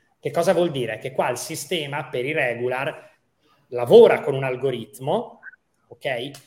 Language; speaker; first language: Italian; native; Italian